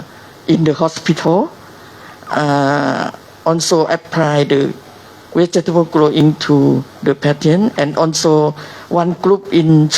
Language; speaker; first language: English; non-native, learner; Thai